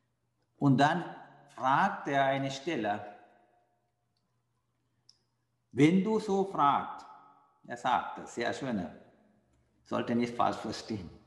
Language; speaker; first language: German; non-native, fluent; Sinhala